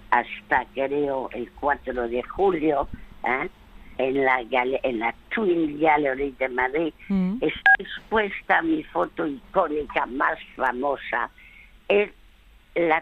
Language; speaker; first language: Spanish; early bilingual, other home language; French